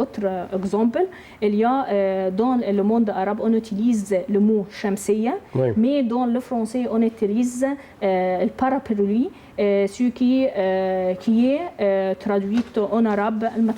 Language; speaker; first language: French; non-native, learner; Arabic